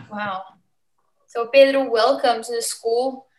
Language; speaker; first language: English; early bilingual, other home language; Portuguese